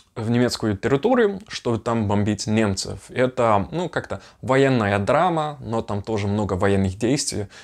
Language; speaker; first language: Russian; non-native, fluent; Dutch